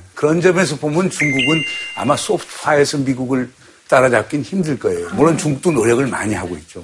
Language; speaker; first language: Korean; native; Korean